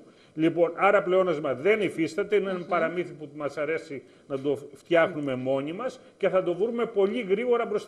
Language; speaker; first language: Greek; native; Greek